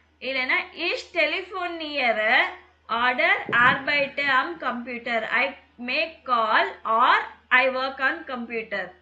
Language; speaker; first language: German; non-native, learner; Tamil